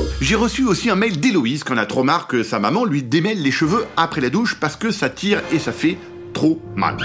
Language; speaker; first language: French; native; French